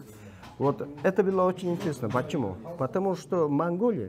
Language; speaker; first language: Russian; non-native, learner; Mongolian